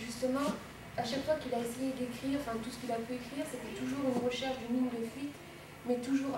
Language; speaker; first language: French; native; French